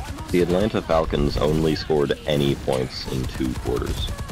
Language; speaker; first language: English; native; English